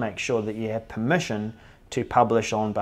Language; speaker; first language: English; native; English